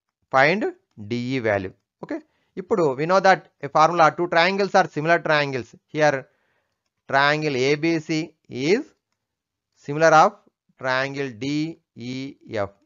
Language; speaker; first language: English; non-native, local second language; Telugu